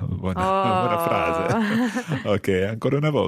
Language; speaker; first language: Italian; non-native, fluent; English